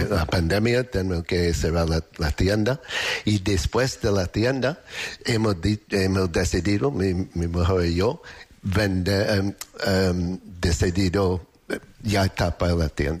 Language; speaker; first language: Spanish; non-native, learner; English